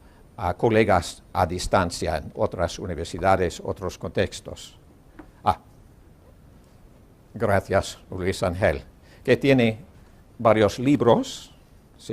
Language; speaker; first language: Spanish; non-native, learner; English